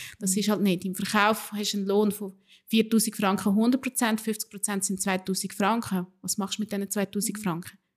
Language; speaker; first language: German; early bilingual, other home language; Spanish